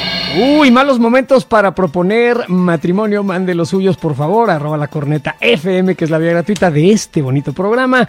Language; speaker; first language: Spanish; native; Spanish